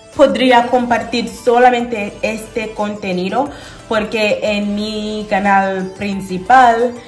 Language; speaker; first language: Spanish; non-native, learner; English